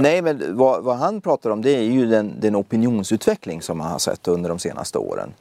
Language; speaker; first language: Swedish; early bilingual, other home language; Persian